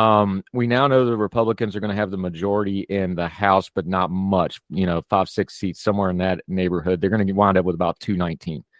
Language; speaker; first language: English; native; English